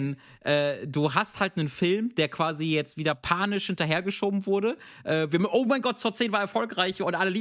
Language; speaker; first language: German; native; German